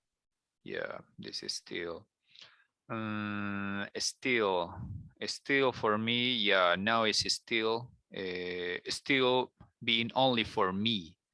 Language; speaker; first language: English; non-native, learner; Spanish